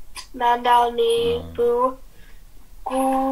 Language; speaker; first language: Chinese; non-native, learner; English